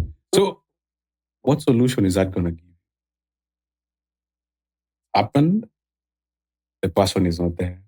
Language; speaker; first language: English; non-native, local second language; Swahili